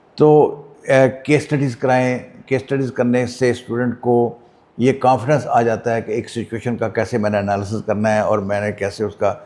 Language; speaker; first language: Urdu; native; Urdu